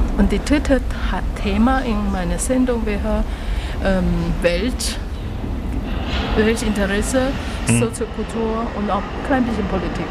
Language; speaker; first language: German; non-native, learner; Chinese